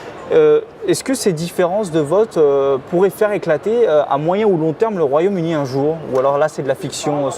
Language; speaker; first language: French; native; French